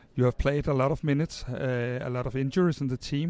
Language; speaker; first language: English; non-native, fluent; Danish